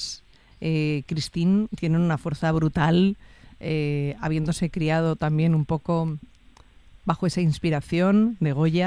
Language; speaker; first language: Spanish; native; Spanish